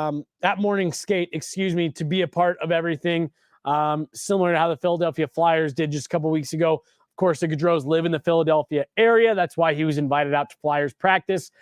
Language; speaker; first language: English; native; English